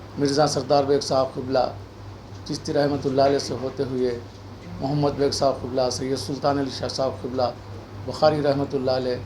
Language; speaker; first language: Urdu; native; Urdu